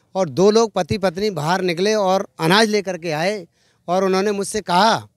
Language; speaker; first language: Hindi; native; Hindi